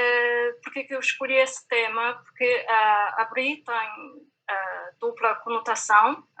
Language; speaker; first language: Portuguese; non-native, fluent; Chinese